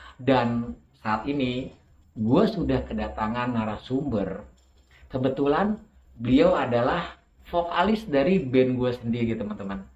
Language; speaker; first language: Indonesian; native; Indonesian